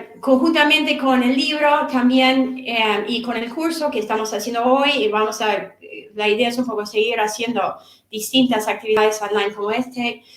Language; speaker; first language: Spanish; non-native, fluent; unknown